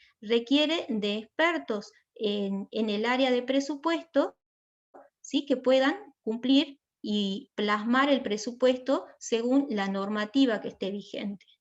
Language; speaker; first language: Spanish; native; Spanish